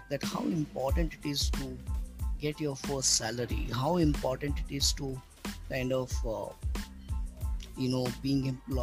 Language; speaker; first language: English; non-native, local second language; Hindi